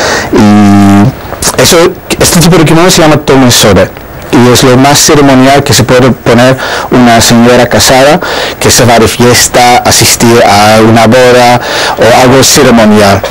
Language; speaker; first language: Spanish; non-native, fluent; Dutch